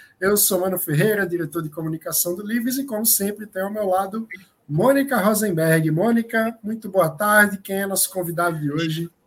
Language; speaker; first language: Portuguese; native; Portuguese